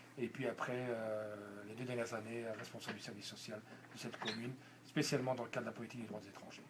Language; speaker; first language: French; non-native, local second language; Dutch